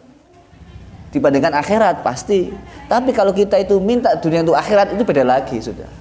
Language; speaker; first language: Indonesian; non-native, local second language; Javanese